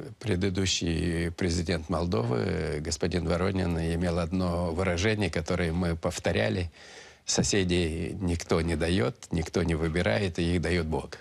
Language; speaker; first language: Russian; non-native, local second language; Romanian